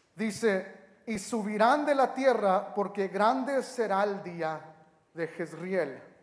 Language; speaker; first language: Spanish; early bilingual, heritage; Spanish